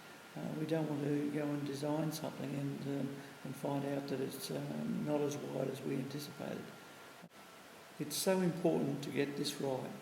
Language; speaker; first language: English; native; English